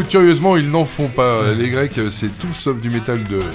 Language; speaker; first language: French; native; French